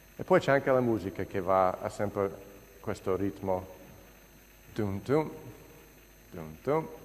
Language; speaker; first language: Italian; non-native, fluent; English